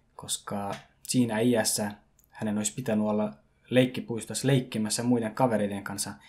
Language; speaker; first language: Finnish; early bilingual, other home language; Persian